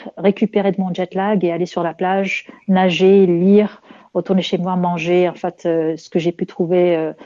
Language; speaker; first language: French; non-native, local second language; Arabic